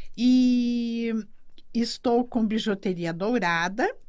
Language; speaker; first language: Portuguese; native; Portuguese